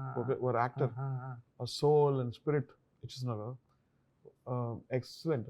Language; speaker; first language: Telugu; non-native, learner; Tamil